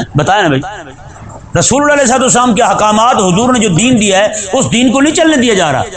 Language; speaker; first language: Urdu; non-native, local second language; Punjabi